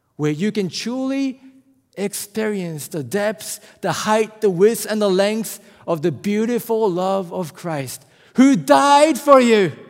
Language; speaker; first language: English; non-native, fluent; Japanese